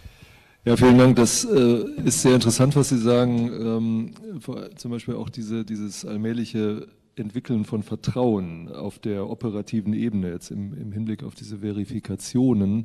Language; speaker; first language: German; native; German